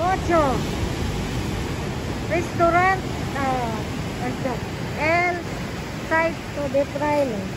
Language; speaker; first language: Spanish; non-native, learner; Filipino